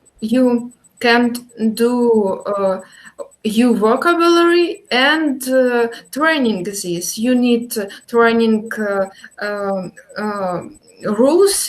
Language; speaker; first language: English; non-native, learner; Russian